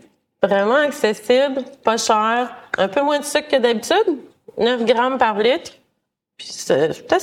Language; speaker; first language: French; native; French